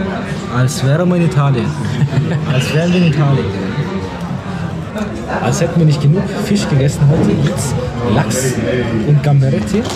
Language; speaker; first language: German; native; German